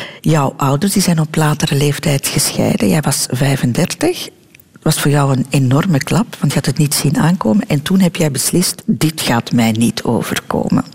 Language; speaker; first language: Dutch; native; Dutch